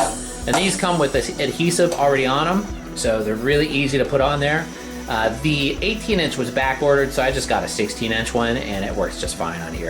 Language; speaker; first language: English; native; English